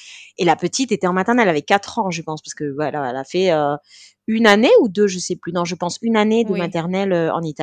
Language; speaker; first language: French; early bilingual, heritage; French